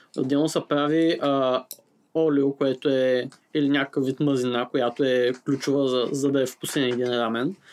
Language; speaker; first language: Bulgarian; native; Bulgarian